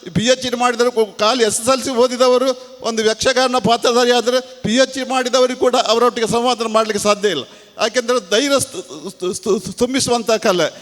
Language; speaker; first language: Kannada; non-native, local second language; Tulu